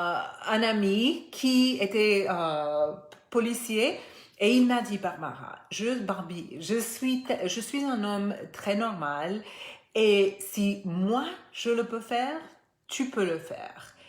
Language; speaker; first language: French; non-native, fluent; Spanish